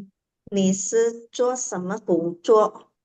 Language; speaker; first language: Chinese; non-native, learner; Indonesian